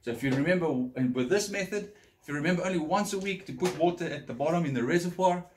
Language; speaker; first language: English; non-native, local second language; Afrikaans